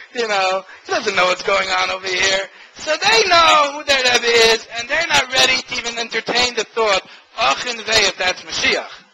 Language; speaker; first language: English; native; English